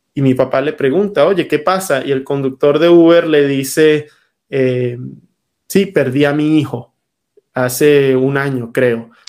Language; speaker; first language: Spanish; native; Spanish